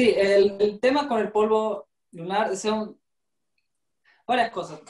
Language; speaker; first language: Spanish; native; Spanish